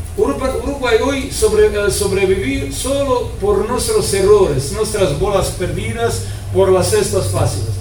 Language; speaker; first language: Spanish; non-native, fluent; Croatian